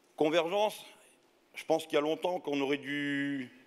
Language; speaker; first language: French; native; French